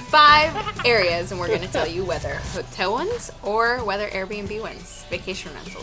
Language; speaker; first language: English; native; English